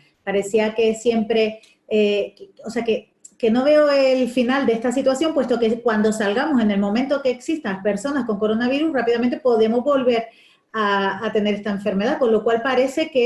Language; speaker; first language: Spanish; native; Spanish